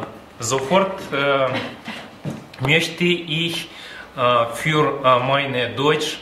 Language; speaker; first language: German; non-native, learner; Russian